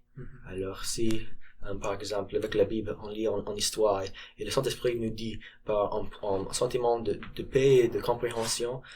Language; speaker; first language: French; non-native, learner; English